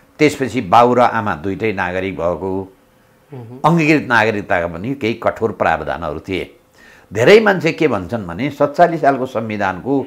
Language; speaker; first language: Nepali; native; Nepali